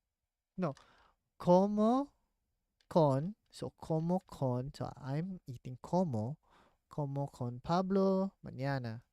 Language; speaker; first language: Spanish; non-native, learner; English